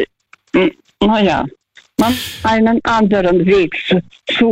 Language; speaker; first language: German; non-native, fluent; Russian